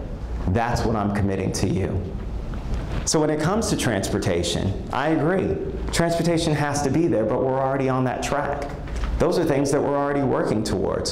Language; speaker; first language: English; native; English